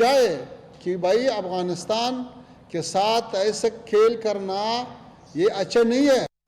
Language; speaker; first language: Hindi; non-native, fluent; Pashto